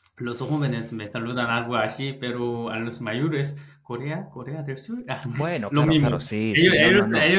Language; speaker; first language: Spanish; non-native, learner; Korean